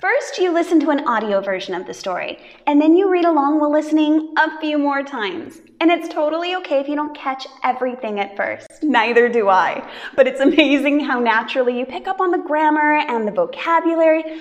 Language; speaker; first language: English; native; English